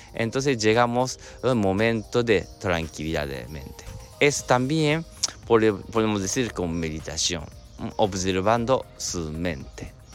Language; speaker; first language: Spanish; non-native, learner; Japanese